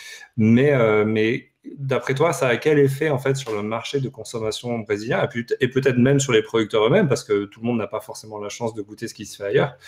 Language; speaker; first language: French; native; French